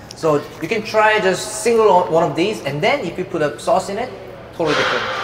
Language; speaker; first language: English; non-native, fluent; Korean